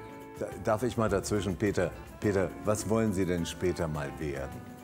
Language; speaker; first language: German; native; German